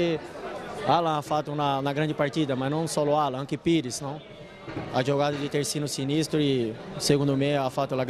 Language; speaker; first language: Italian; non-native, fluent; Portuguese